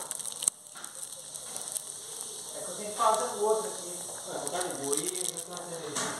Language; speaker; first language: Portuguese; native; Portuguese